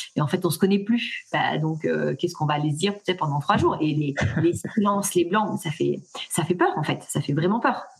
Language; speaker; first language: French; native; French